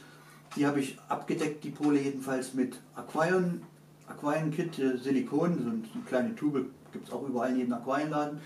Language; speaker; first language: German; native; German